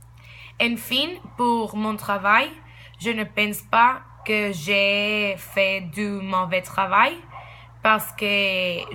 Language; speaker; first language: French; non-native, learner; Spanish